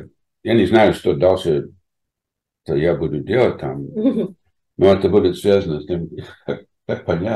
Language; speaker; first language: Russian; non-native, fluent; English